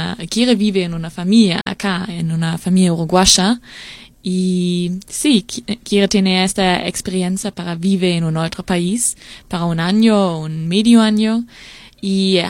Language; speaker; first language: Spanish; non-native, learner; German